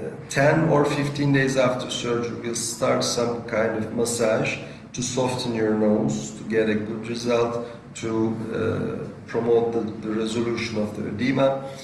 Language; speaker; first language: English; non-native, fluent; Turkish